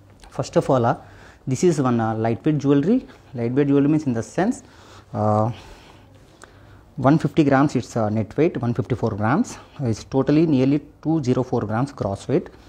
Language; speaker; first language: English; non-native, local second language; Telugu